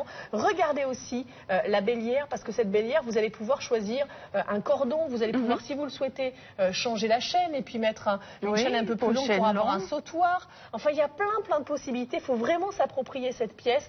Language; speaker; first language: French; native; French